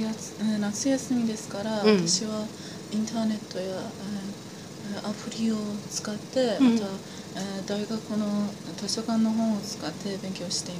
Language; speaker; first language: Japanese; non-native, learner; Persian